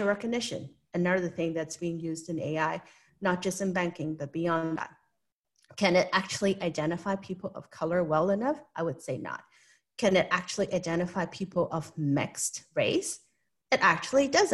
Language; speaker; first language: English; non-native, local second language; Cantonese